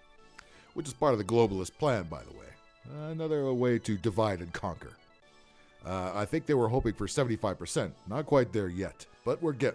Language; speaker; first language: English; native; English